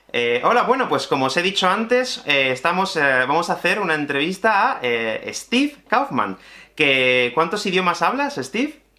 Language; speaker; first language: Spanish; native; Spanish